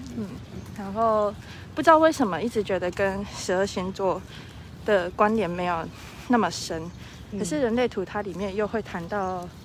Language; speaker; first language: Chinese; native; Chinese